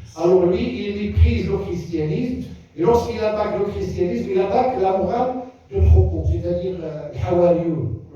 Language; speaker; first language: French; non-native, local second language; Arabic